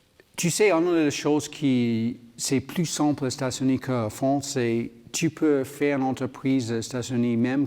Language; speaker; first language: French; non-native, learner; English